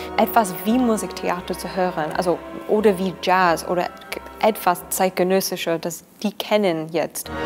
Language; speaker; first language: German; non-native, fluent; English